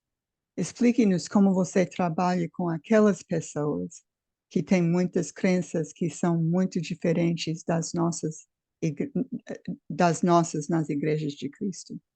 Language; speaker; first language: Portuguese; non-native, fluent; English